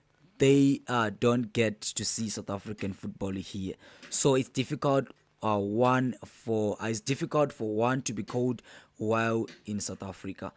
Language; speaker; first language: English; non-native, local second language; Zulu